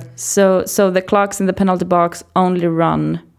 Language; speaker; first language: English; non-native, fluent; Greek